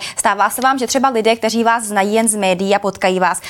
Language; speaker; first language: Czech; native; Czech